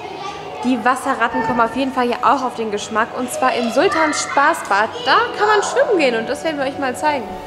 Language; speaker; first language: German; native; German